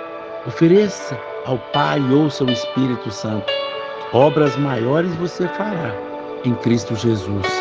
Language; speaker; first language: Portuguese; native; Portuguese